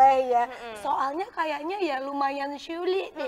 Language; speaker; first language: Indonesian; native; Indonesian